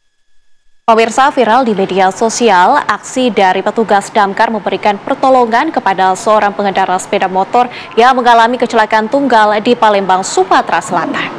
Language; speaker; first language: Indonesian; native; Indonesian